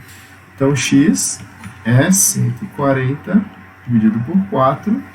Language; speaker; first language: Portuguese; native; Portuguese